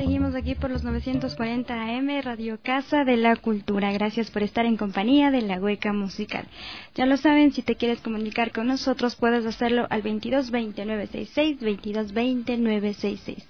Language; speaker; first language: Spanish; native; Spanish